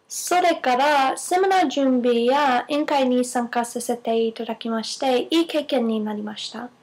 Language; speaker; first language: Japanese; non-native, learner; English